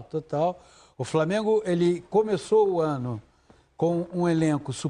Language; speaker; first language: Portuguese; native; Portuguese